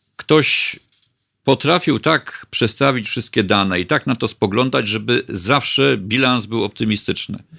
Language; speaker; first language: Polish; native; Polish